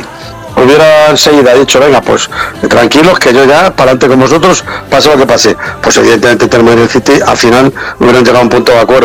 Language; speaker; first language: Spanish; native; Spanish